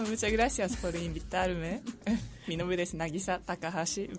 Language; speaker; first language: Spanish; non-native, fluent; Japanese